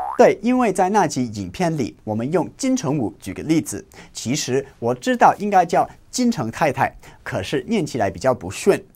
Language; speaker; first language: Chinese; non-native, fluent; English